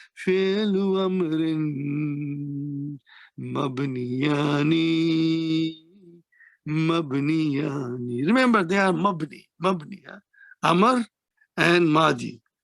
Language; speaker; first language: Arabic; non-native, fluent; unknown